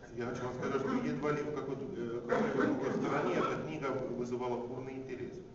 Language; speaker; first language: Russian; non-native, fluent; Finnish